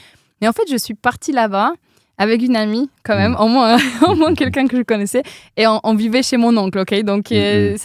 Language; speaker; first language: French; non-native, fluent; Polish